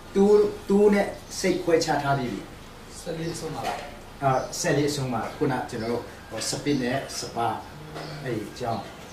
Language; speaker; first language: Burmese; non-native, local second language; Tedim Chin